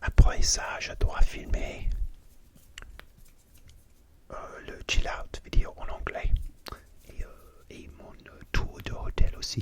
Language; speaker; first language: French; non-native, learner; English